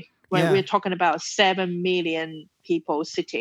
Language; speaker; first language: English; non-native, local second language; Cantonese